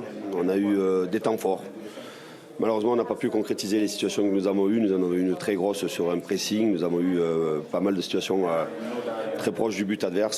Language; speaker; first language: French; native; French